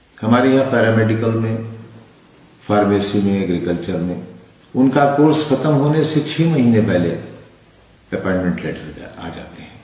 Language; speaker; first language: Urdu; native; Urdu